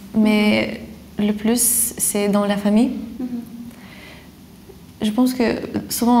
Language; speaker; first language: French; non-native, fluent; Lithuanian